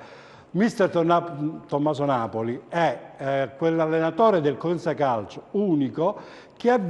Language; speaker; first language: Italian; native; Italian